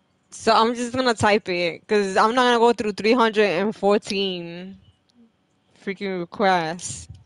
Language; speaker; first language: English; early bilingual, other home language; Spanish